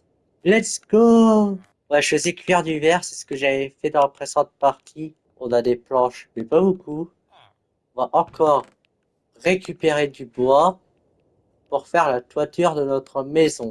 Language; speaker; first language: French; native; French